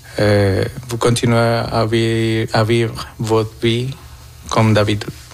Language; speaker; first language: French; non-native, fluent; Spanish